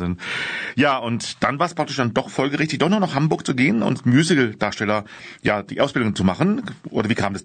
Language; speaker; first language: German; native; German